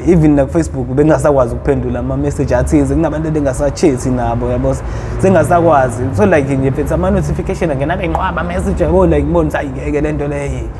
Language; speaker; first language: Zulu; native; Zulu